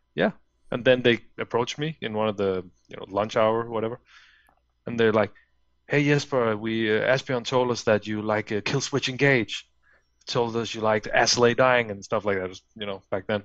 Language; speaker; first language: English; non-native, fluent; Danish